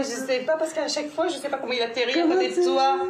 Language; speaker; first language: French; native; French